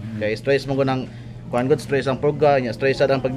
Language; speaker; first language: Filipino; non-native, local second language; Cebuano